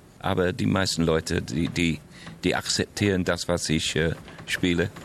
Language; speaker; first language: German; non-native, fluent; English